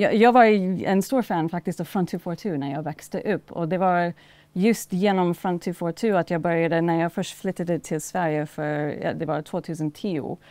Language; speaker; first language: Swedish; non-native, fluent; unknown